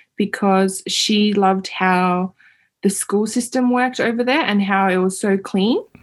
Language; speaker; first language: English; early bilingual, other home language; Uyghur